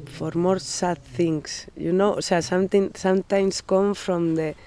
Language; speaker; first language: English; non-native, learner; Spanish